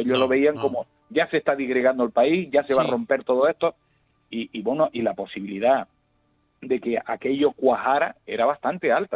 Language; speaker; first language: Spanish; native; Spanish